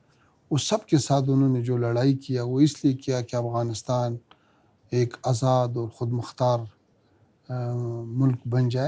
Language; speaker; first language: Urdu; non-native, fluent; Pashto